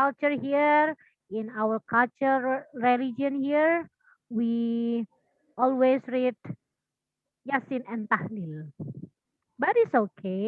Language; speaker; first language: English; non-native, fluent; Indonesian